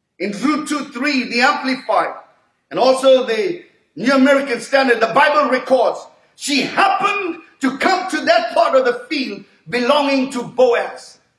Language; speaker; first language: English; native; English